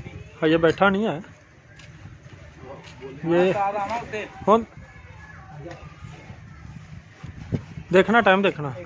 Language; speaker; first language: Hindi; non-native, local second language; Punjabi